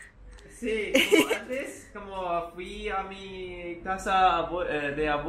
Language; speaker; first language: Spanish; non-native, learner; Chinese